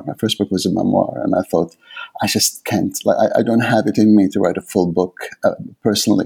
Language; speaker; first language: English; non-native, fluent; Arabic